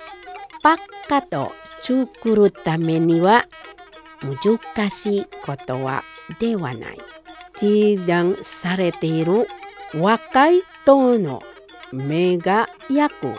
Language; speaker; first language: Japanese; non-native, fluent; Indonesian